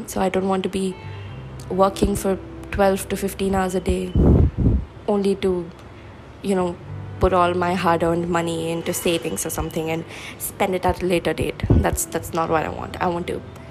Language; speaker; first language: English; non-native, local second language; Hindi